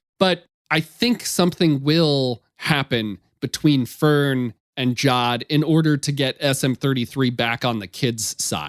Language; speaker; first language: English; native; English